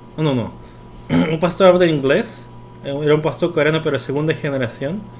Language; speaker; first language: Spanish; early bilingual, other home language; Korean